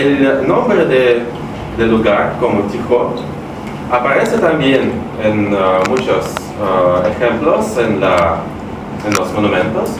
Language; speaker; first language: Spanish; non-native, fluent; Russian